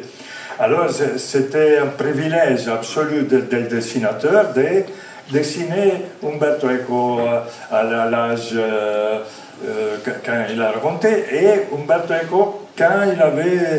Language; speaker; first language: French; non-native, fluent; Italian